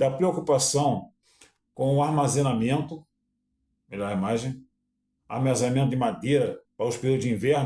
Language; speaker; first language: Portuguese; native; Portuguese